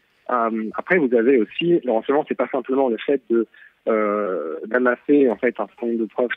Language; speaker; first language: French; native; French